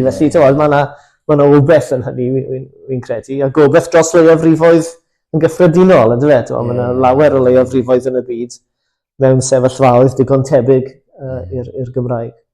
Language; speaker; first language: Welsh; native; Welsh